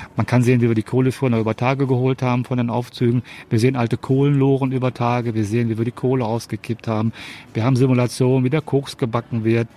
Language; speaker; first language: German; native; German